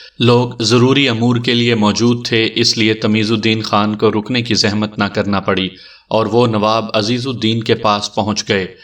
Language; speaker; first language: Urdu; native; Urdu